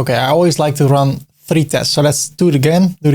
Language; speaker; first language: English; non-native, fluent; Dutch